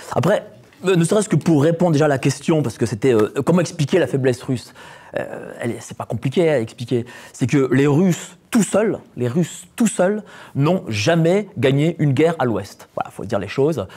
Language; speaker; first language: French; non-native, fluent; Polish